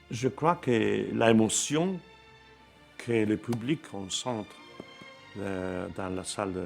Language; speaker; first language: French; non-native, fluent; Spanish